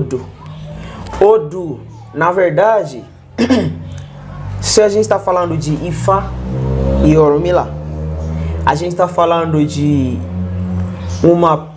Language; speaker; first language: Portuguese; non-native, learner; Yoruba